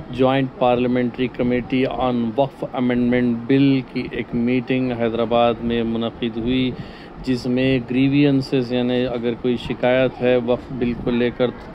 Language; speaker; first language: Urdu; native; Urdu